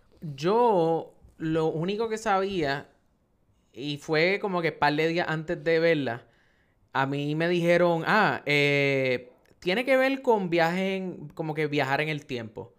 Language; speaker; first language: Spanish; native; Spanish